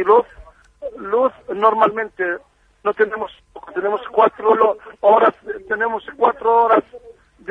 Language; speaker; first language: Spanish; non-native, fluent; Arabic